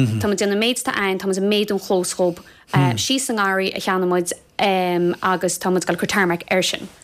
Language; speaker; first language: Irish; native; Irish